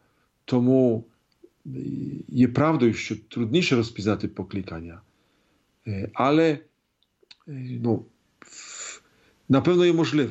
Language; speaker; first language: Polish; non-native, learner; Ukrainian